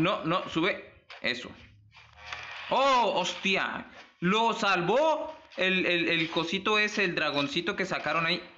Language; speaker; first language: Spanish; native; Spanish